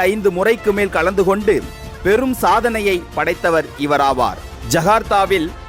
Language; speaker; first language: Tamil; native; Tamil